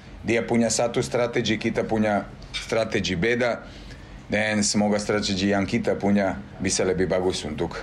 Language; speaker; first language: Indonesian; non-native, fluent; Serbian